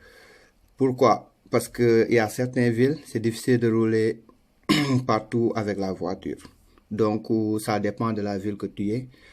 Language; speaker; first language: French; non-native, local second language; Wolof